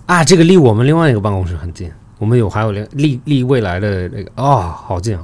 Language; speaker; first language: Chinese; native; Chinese